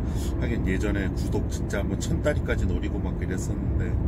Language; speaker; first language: Korean; native; Korean